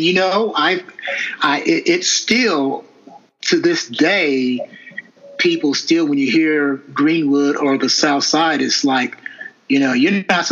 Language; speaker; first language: English; native; English